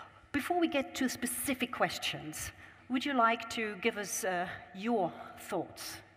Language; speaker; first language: English; non-native, fluent; German